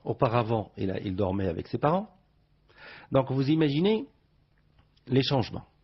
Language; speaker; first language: French; non-native, local second language; Arabic